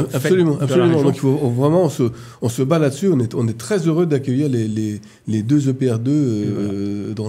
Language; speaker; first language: French; native; French